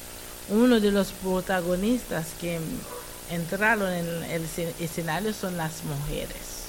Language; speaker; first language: Spanish; non-native, fluent; Haitian Creole